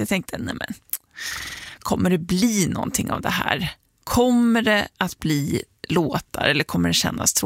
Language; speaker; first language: Swedish; native; Swedish